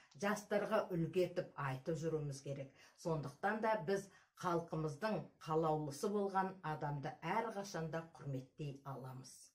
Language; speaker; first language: Kazakh; native; Kazakh